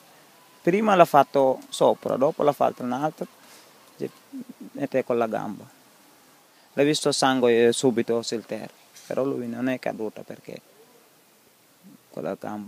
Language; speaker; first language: Italian; non-native, learner; Wolof